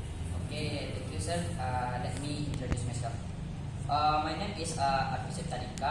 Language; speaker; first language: English; non-native, learner; Indonesian